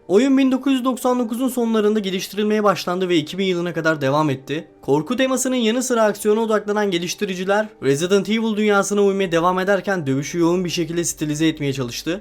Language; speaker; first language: Turkish; native; Turkish